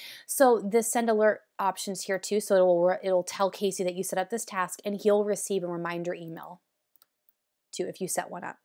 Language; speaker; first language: English; native; English